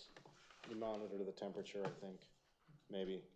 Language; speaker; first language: English; native; English